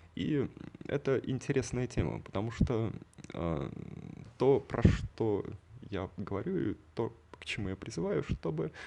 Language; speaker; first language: Russian; native; Russian